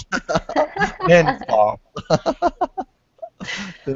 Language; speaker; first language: English; non-native, learner; Portuguese